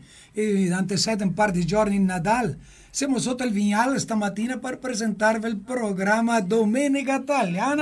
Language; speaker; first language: Italian; early bilingual, heritage; Italian